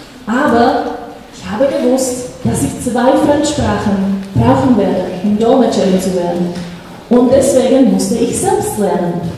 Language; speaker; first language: German; non-native, fluent; Slovak